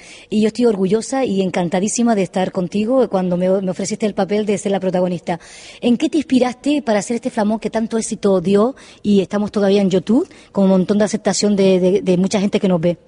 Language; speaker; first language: Spanish; native; Spanish